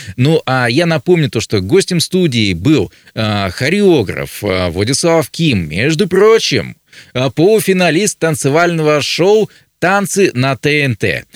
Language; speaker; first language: Russian; native; Russian